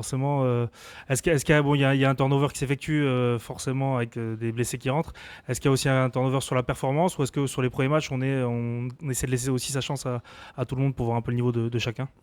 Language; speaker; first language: French; native; French